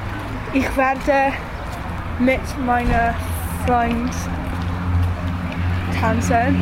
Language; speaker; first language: German; non-native, learner; Welsh